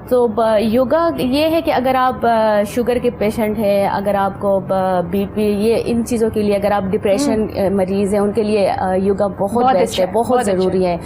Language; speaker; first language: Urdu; non-native, local second language; Pashto